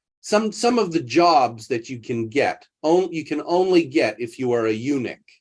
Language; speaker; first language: English; native; English